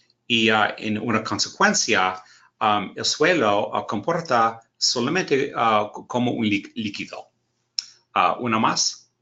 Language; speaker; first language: Spanish; non-native, learner; English